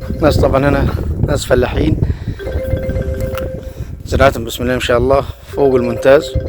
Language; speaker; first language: Arabic; native; Arabic